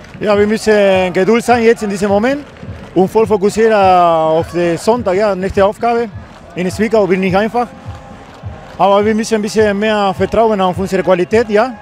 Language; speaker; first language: German; non-native, fluent; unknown